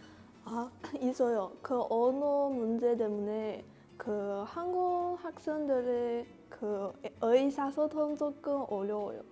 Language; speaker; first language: Korean; non-native, learner; Chinese